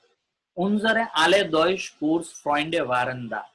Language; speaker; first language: German; non-native, learner; Gujarati